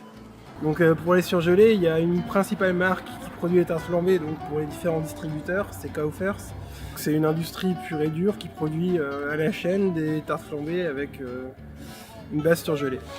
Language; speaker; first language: French; native; French